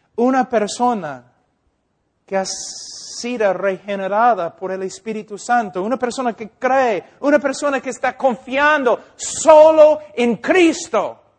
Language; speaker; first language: Spanish; non-native, fluent; English